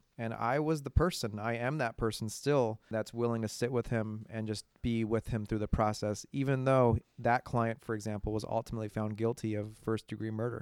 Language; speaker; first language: English; native; English